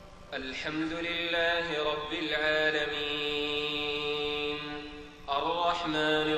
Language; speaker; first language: Arabic; native; Arabic